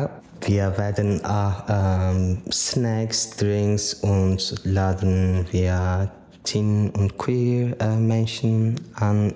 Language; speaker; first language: German; non-native, learner; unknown